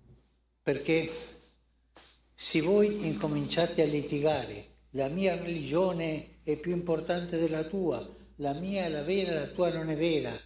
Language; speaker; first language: Italian; non-native, fluent; Spanish